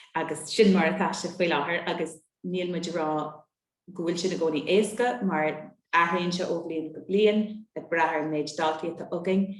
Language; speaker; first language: Irish; native; Irish